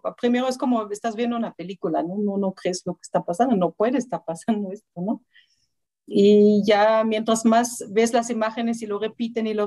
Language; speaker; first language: Spanish; non-native, fluent; German